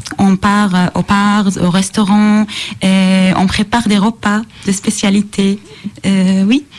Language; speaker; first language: French; non-native, learner; Arabic